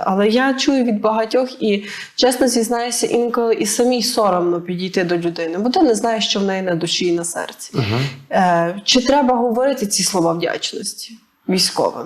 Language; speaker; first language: Ukrainian; native; Ukrainian